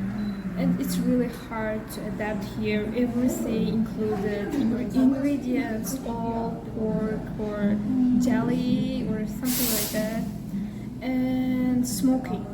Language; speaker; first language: English; non-native, learner; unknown